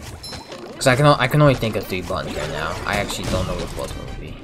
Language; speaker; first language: English; native; English